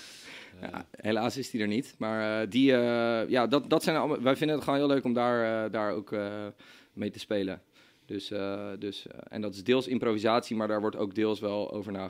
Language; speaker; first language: Dutch; native; Dutch